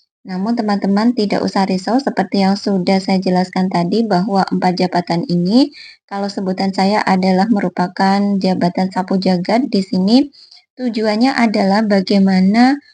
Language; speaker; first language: Indonesian; native; Indonesian